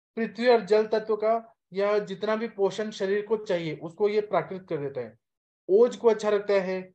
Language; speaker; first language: Hindi; native; Hindi